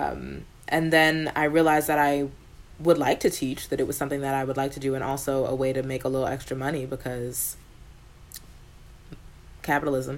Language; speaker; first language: English; native; English